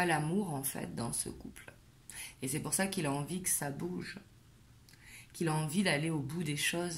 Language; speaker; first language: French; native; French